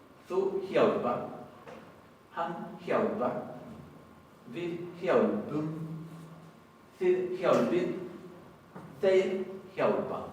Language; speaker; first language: Icelandic; non-native, learner; Spanish